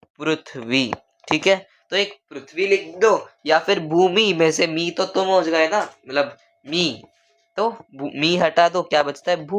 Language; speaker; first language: Hindi; non-native, local second language; Marathi